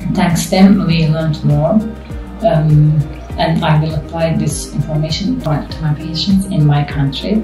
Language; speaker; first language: English; non-native, fluent; Azerbaijani